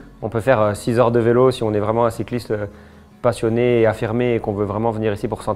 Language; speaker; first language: French; native; French